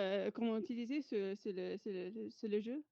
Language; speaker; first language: French; non-native, fluent; English